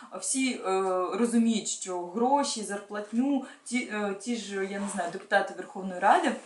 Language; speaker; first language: Ukrainian; non-native, local second language; Russian